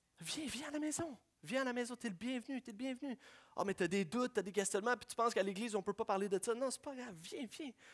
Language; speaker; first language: French; native; French